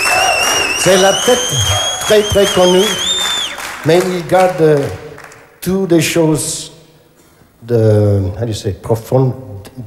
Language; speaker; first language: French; non-native, learner; English